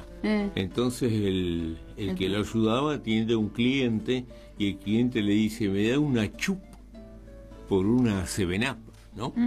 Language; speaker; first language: Spanish; native; Spanish